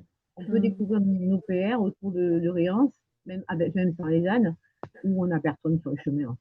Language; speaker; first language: French; native; French